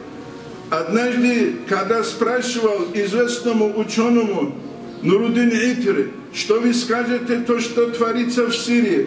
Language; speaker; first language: Russian; non-native, local second language; Avaric